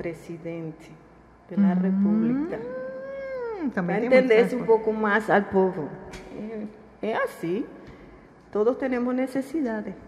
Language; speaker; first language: Portuguese; non-native, learner; Spanish